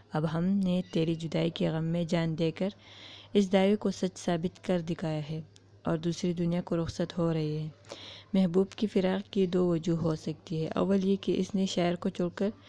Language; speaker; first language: Urdu; non-native, local second language; Pashto